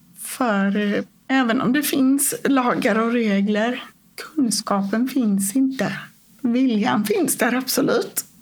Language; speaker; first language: Swedish; native; Swedish